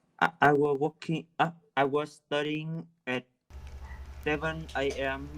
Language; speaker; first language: English; non-native, learner; Vietnamese